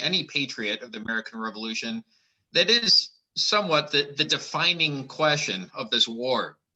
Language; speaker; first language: English; native; English